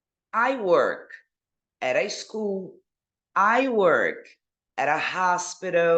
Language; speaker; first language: English; non-native, fluent; Portuguese